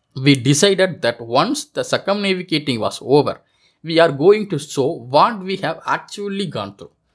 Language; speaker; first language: English; non-native, local second language; Tamil